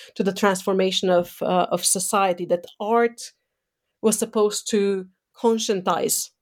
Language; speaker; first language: English; non-native, fluent; Romanian